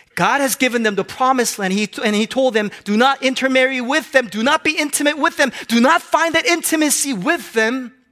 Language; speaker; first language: English; non-native, local second language; Korean